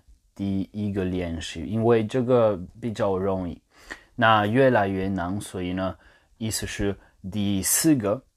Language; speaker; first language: Chinese; non-native, learner; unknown